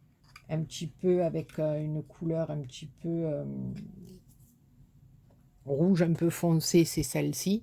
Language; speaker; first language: French; native; French